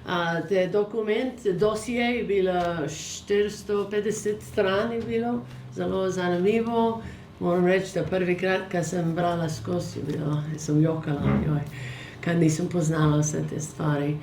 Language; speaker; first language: Slovenian; early bilingual, heritage; English